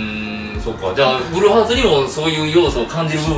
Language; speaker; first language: Japanese; native; Japanese